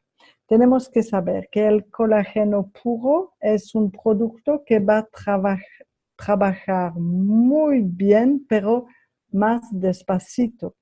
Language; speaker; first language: Spanish; non-native, fluent; French